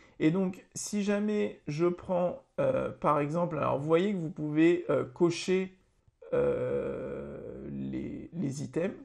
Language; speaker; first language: French; native; French